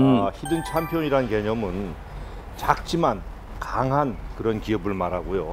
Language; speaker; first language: Korean; native; Korean